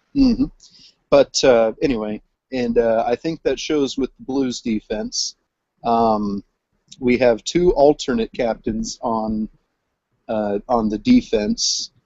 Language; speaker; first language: English; native; English